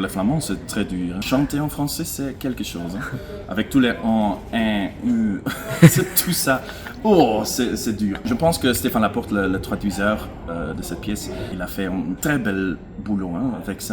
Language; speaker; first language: French; non-native, local second language; Dutch